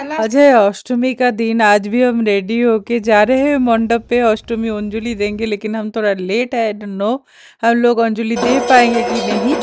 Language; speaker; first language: Hindi; non-native, local second language; Bangla